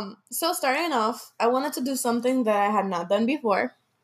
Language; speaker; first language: English; non-native, local second language; Spanish